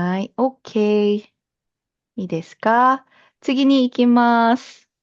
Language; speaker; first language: Japanese; non-native, fluent; Filipino